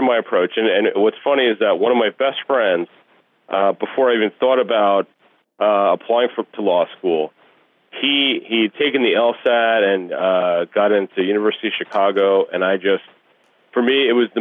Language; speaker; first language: English; early bilingual, other home language; Russian